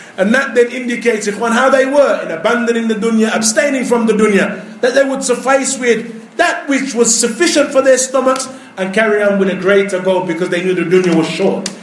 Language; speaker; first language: English; native; English